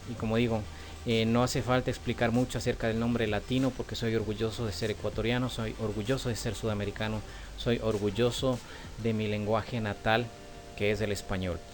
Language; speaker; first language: Spanish; native; Spanish